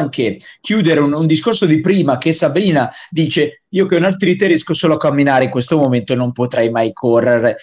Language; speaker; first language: Italian; native; Italian